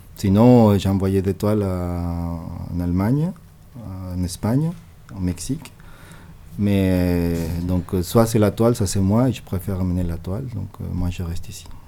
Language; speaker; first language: French; non-native, fluent; Spanish